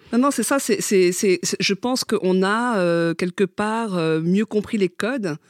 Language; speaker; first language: French; early bilingual, other home language; Vietnamese